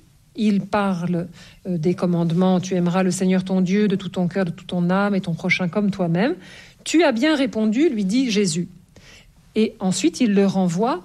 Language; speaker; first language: French; native; French